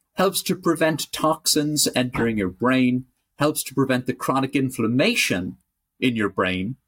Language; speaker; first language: English; native; English